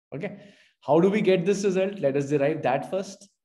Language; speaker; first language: English; non-native, local second language; Hindi